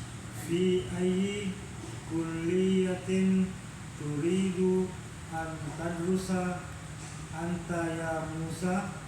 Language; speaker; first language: Arabic; non-native, learner; Indonesian